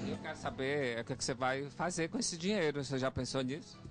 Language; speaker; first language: Portuguese; native; Portuguese